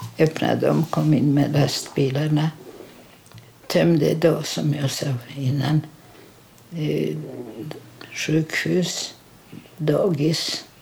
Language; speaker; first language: Swedish; non-native, fluent; Polish